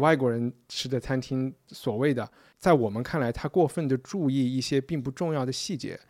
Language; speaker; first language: Chinese; native; Chinese